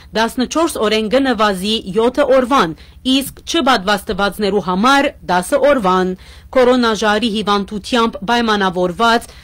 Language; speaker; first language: Armenian; early bilingual, heritage; Armenian